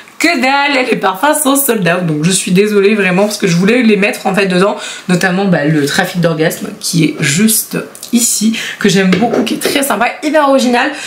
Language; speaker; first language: French; native; French